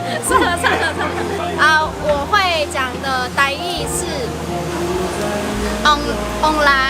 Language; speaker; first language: Chinese; non-native, fluent; Vietnamese